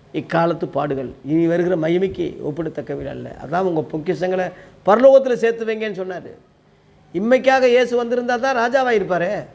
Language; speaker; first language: Tamil; non-native, local second language; Telugu